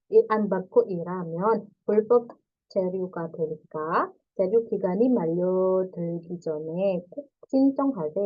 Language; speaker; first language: Korean; non-native, fluent; Indonesian